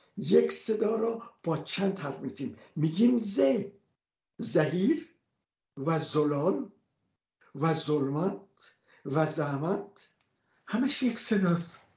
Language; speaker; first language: Persian; non-native, local second language; Kurdish